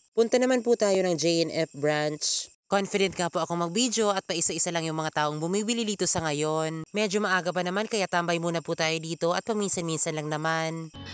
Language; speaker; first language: Filipino; non-native, local second language; Bikol